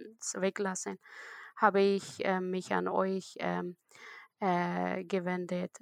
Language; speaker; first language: German; non-native, learner; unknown